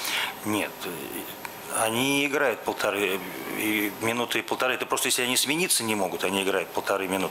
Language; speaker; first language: Russian; native; Russian